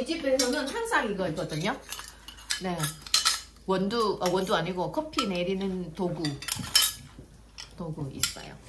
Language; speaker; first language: Korean; non-native, fluent; Vietnamese